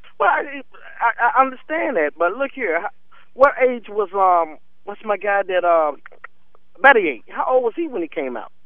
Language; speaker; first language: English; native; English